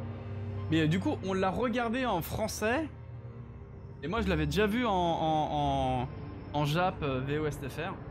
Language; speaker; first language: French; native; French